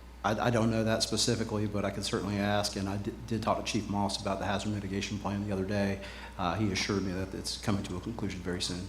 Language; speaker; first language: English; native; English